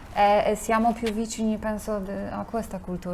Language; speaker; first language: Italian; non-native, learner; Polish